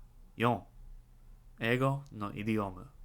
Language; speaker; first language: Japanese; non-native, learner; English